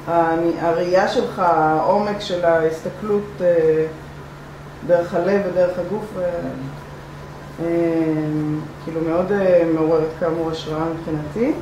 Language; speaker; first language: Hebrew; native; Hebrew